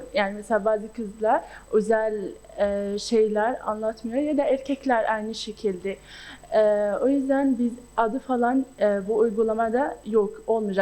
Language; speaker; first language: Turkish; non-native, local second language; Arabic